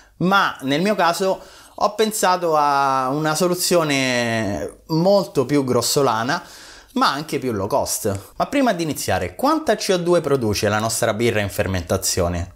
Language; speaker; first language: Italian; native; Italian